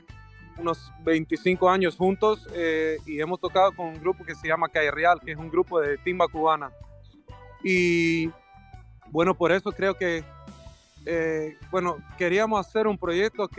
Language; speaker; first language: Spanish; non-native, fluent; Swedish